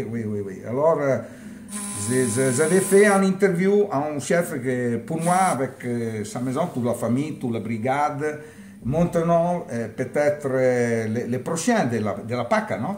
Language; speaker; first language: French; non-native, learner; Italian